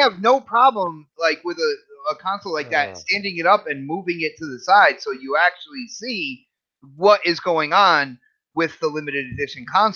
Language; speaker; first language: English; native; English